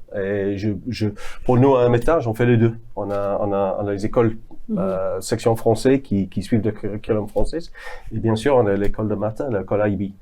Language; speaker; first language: French; non-native, fluent; English